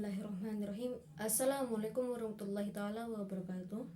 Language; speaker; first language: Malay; non-native, local second language; Madurese